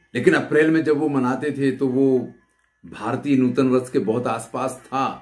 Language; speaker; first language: Hindi; native; Hindi